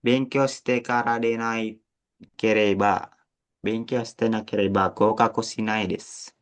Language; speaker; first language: Japanese; non-native, learner; Indonesian